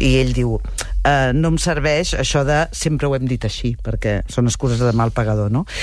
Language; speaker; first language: Catalan; native; Catalan